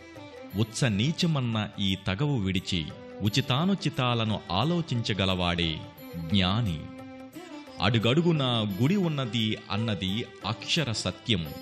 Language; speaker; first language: Telugu; native; Telugu